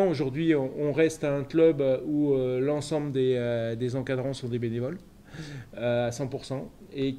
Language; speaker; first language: French; native; French